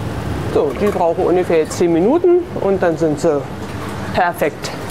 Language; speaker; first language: German; native; German